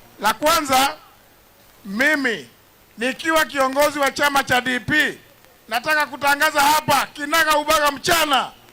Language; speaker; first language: Swahili; non-native, local second language; Embu